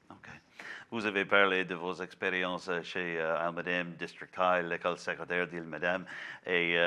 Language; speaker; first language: French; non-native, local second language; English